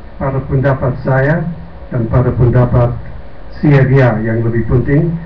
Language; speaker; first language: Indonesian; non-native, fluent; English